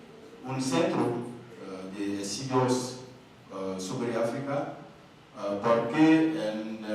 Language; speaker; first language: Spanish; non-native, learner; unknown